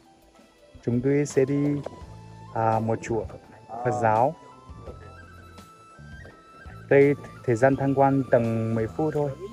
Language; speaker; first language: Vietnamese; non-native, fluent; Chinese